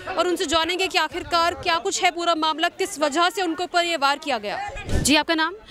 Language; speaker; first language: Hindi; native; Hindi